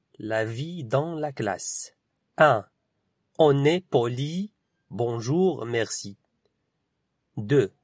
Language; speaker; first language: French; non-native, local second language; Arabic